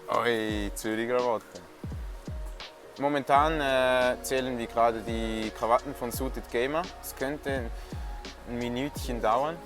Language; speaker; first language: German; native; German